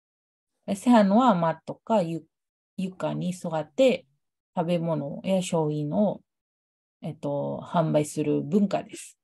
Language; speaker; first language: Japanese; non-native, fluent; Indonesian